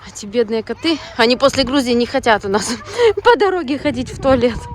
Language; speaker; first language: Russian; native; Russian